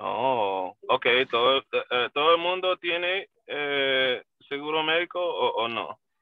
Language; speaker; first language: Spanish; non-native, learner; English